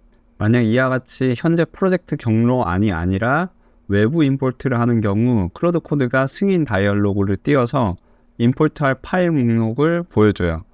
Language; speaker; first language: Korean; native; Korean